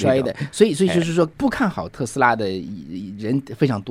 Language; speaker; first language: Chinese; native; Chinese